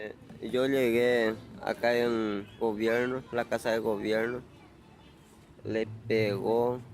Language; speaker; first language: Spanish; non-native, local second language; Guarani